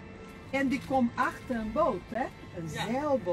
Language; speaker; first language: Dutch; non-native, fluent; Portuguese